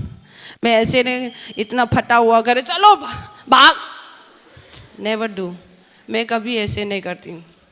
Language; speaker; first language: Hindi; non-native, local second language; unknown